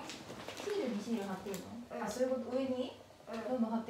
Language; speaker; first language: Japanese; native; Japanese